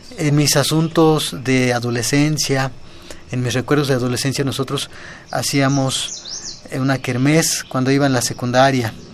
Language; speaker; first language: Spanish; non-native, local second language; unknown